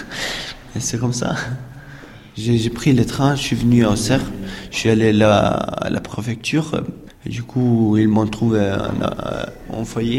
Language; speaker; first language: French; non-native, learner; Albanian